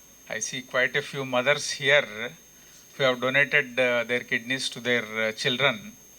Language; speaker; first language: English; non-native, local second language; Telugu